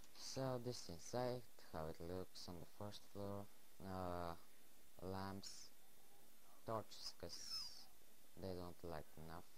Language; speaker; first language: English; non-native, learner; Bulgarian